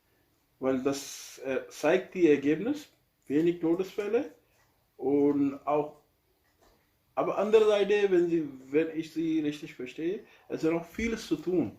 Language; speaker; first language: German; non-native, learner; Urdu